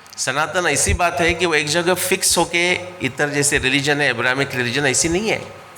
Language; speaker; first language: Hindi; non-native, local second language; Marathi